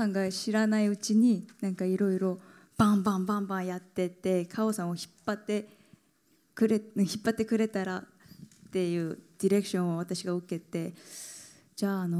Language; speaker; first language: Japanese; non-native, fluent; Korean